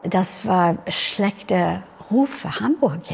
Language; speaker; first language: German; non-native, fluent; English